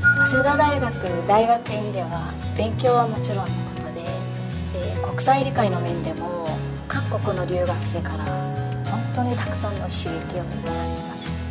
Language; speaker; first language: Japanese; non-native, fluent; Mongolian